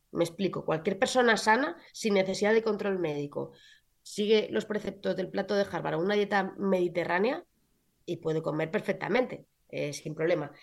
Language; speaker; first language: Spanish; native; Spanish